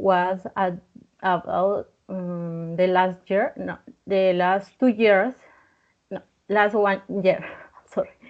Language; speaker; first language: English; non-native, learner; Spanish